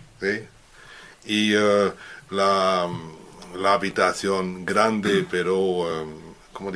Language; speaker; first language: Spanish; non-native, learner; French